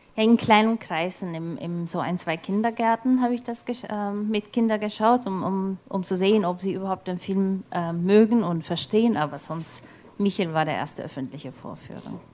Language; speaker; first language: German; non-native, fluent; Turkish